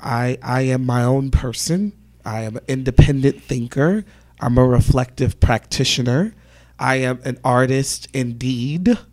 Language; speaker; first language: English; native; English